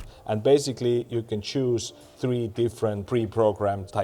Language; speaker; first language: English; non-native, fluent; Estonian